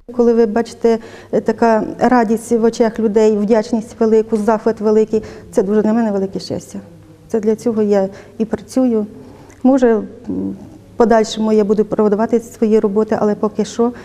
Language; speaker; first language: Ukrainian; native; Ukrainian